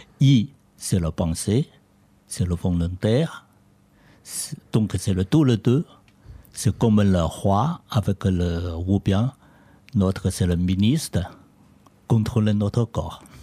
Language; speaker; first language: French; non-native, learner; Chinese